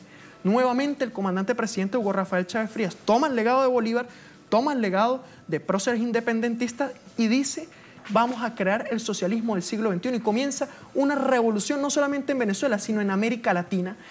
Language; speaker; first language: Spanish; native; Spanish